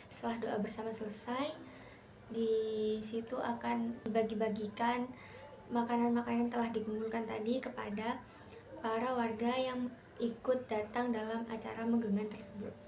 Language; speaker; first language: Indonesian; native; Indonesian